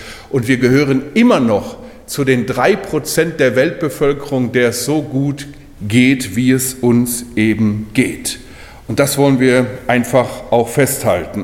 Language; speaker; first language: German; native; German